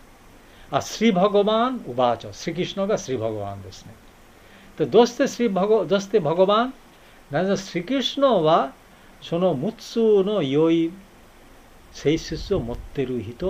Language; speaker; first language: Japanese; non-native, fluent; Bangla